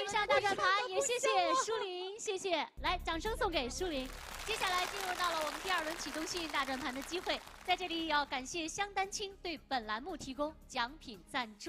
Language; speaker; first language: Chinese; native; Chinese